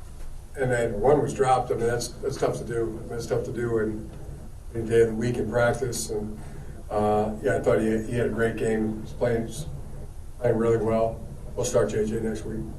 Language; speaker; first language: English; native; English